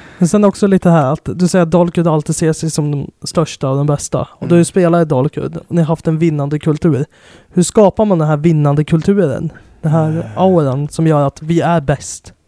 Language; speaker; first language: Swedish; native; Swedish